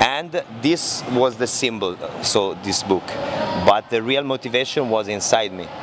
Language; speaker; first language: English; non-native, learner; Italian